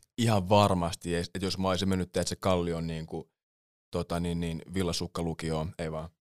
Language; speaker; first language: Finnish; early bilingual, other home language; English